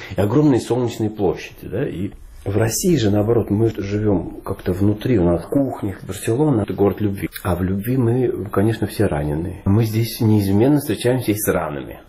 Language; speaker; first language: Russian; native; Russian